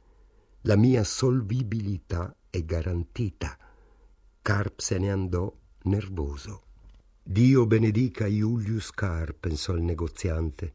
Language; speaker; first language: Italian; native; Italian